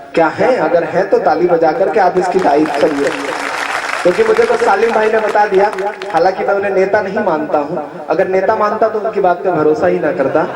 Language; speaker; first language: Hindi; native; Hindi